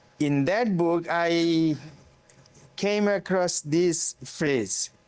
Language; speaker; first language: English; non-native, local second language; Bangla